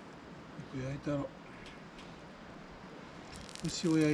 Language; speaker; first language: Japanese; native; Japanese